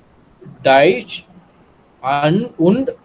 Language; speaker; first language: German; non-native, learner; Tamil